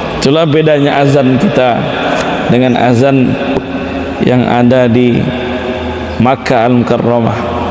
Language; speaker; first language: Malay; native; Malay